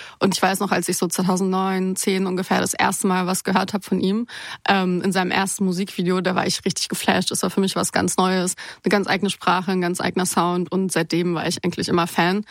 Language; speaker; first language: German; native; German